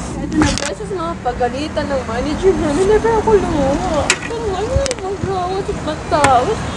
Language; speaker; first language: Filipino; non-native, local second language; Cebuano